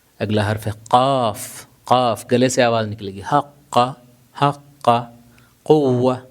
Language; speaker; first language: Urdu; native; Urdu